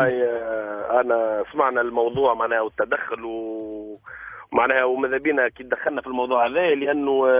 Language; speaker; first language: Arabic; native; Arabic